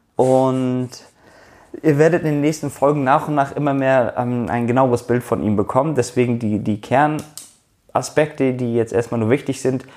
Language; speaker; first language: German; early bilingual, other home language; Turkish